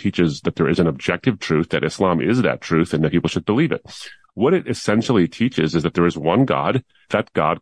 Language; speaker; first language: English; native; English